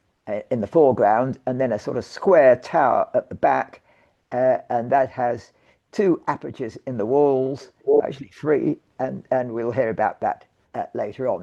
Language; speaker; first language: English; native; English